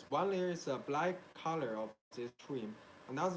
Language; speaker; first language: English; non-native, learner; Chinese